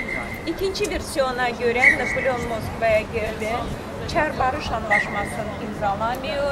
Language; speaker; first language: Turkish; non-native, fluent; Russian